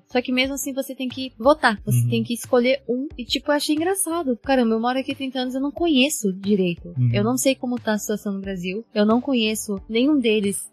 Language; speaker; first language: Portuguese; early bilingual, heritage; Japanese